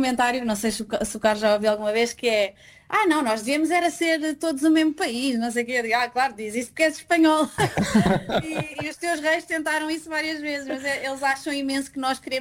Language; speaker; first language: Portuguese; native; Portuguese